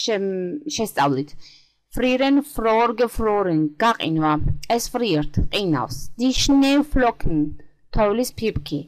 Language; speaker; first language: German; non-native, learner; Georgian